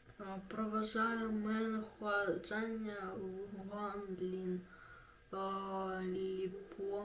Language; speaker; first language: Russian; native; Russian